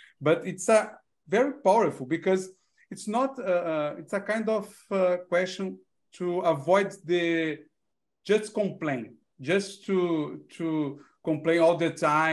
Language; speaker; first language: English; non-native, learner; Portuguese